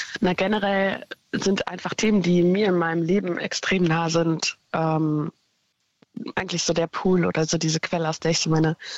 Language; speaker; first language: German; native; German